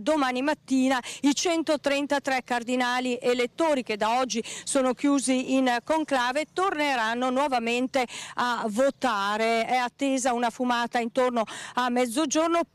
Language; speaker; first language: Italian; native; Italian